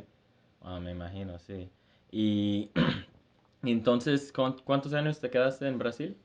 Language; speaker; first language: Spanish; early bilingual, heritage; Spanish